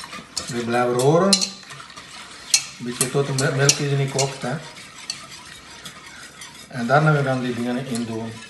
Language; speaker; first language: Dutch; non-native, learner; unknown